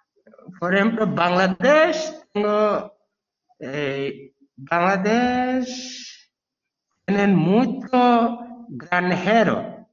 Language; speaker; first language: Spanish; non-native, learner; Bangla